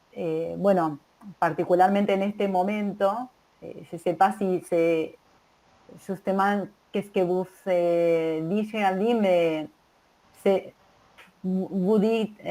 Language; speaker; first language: French; non-native, learner; Spanish